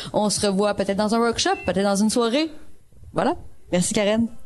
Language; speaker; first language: French; native; French